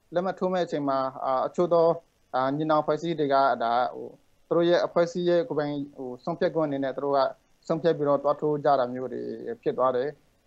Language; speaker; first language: Burmese; non-native, local second language; Shwe Palaung